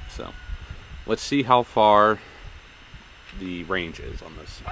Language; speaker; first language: English; native; English